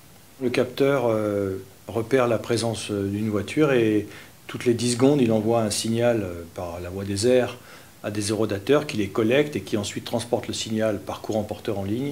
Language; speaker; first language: French; native; French